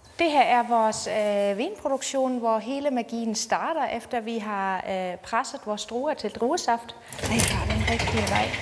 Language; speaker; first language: Danish; non-native, fluent; German